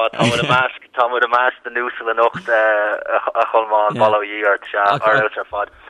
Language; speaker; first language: Irish; native; Irish